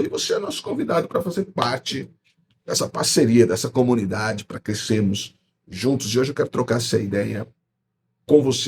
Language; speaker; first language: Portuguese; native; Portuguese